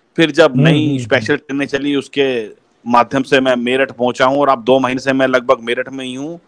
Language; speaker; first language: Hindi; native; Hindi